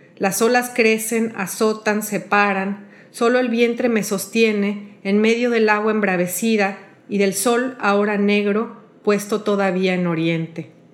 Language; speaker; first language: Spanish; native; Spanish